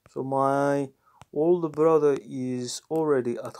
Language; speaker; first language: English; non-native, fluent; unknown